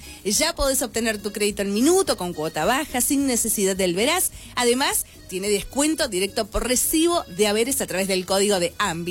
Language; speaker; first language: Spanish; native; Spanish